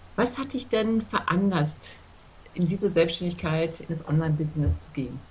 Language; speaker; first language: German; native; German